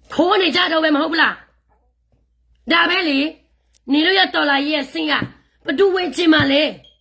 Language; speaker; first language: Burmese; non-native, local second language; Karen languages